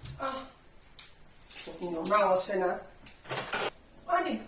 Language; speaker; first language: Turkish; early bilingual, heritage; Turkish